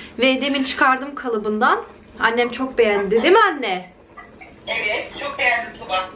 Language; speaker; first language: Turkish; early bilingual, heritage; Turkish